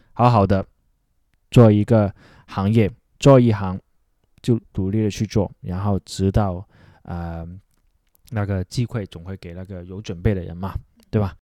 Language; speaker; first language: Chinese; non-native, local second language; Cantonese